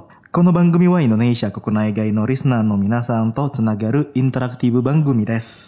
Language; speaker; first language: Japanese; non-native, fluent; Indonesian